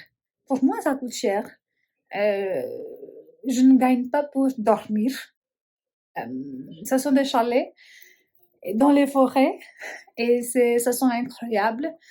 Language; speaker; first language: French; non-native, fluent; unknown